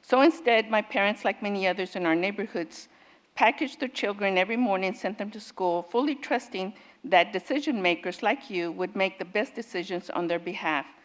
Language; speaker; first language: English; native; English